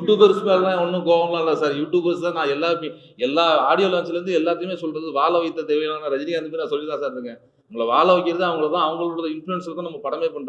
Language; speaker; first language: Tamil; native; Tamil